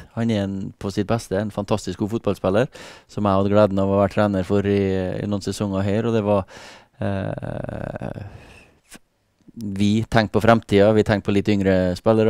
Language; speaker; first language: Norwegian; native; Norwegian